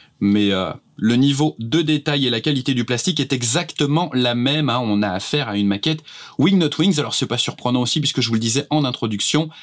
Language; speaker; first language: French; native; French